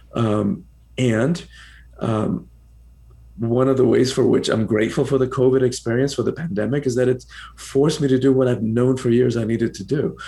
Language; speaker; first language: English; early bilingual, other home language; Spanish